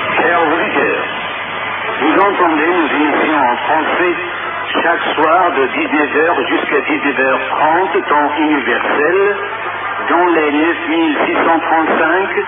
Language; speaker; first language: French; non-native, fluent; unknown